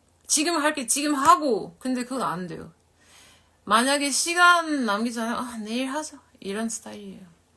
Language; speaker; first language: Korean; non-native, fluent; French